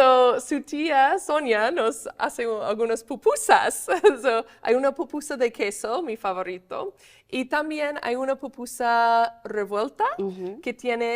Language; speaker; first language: Spanish; non-native, fluent; English